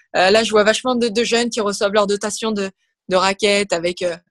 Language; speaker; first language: French; native; French